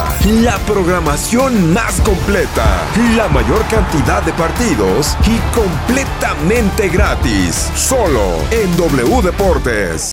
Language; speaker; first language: Spanish; native; Spanish